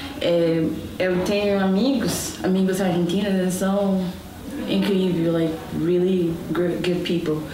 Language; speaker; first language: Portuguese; non-native, fluent; Haitian Creole